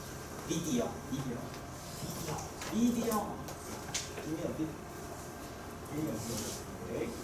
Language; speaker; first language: English; non-native, learner; Chinese